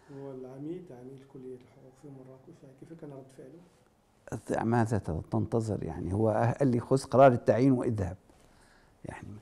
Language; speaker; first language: Arabic; native; Arabic